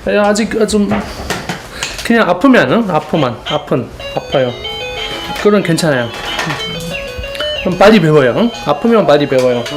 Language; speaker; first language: Korean; non-native, learner; German